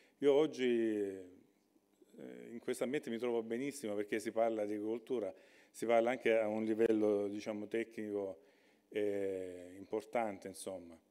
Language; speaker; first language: Italian; native; Italian